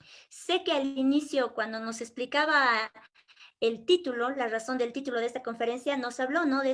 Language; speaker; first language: Spanish; native; Spanish